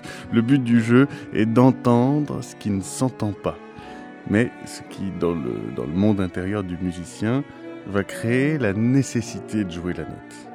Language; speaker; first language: French; native; French